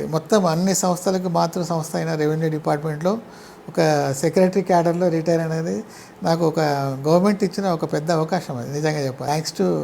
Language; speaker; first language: Telugu; native; Telugu